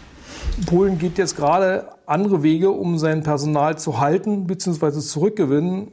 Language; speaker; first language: German; native; German